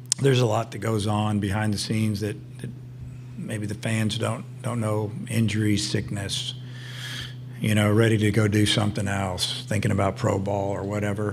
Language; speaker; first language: English; native; English